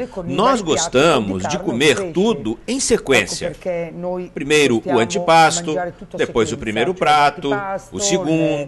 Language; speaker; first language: Portuguese; non-native, fluent; Italian